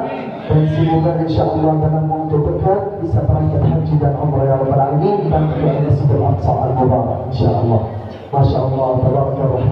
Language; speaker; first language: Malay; non-native, fluent; Arabic